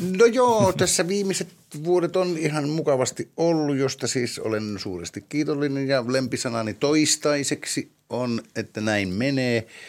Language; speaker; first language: Finnish; native; Finnish